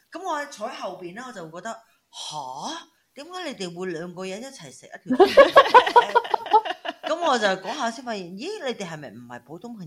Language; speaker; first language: Cantonese; native; Cantonese